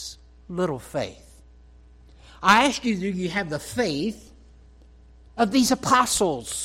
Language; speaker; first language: English; native; English